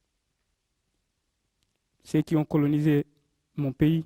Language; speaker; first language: French; non-native, local second language; Fula